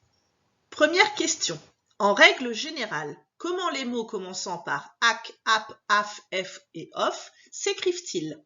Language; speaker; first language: French; native; French